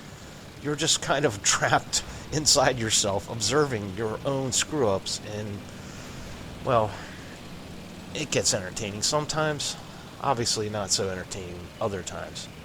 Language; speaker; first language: English; native; English